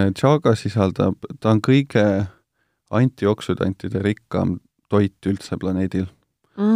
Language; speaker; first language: Estonian; native; Estonian